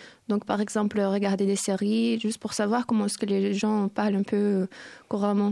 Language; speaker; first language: French; non-native, fluent; Portuguese